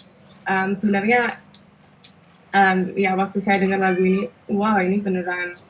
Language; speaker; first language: Indonesian; non-native, local second language; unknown